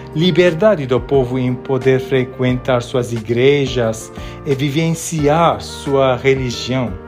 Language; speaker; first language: Portuguese; non-native, fluent; Armenian